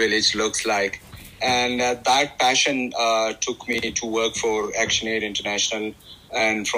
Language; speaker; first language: English; non-native, local second language; Pashto